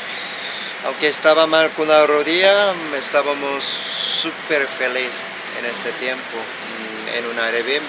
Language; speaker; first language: Spanish; non-native, fluent; Korean